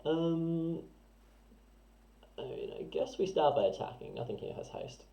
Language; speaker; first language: English; native; English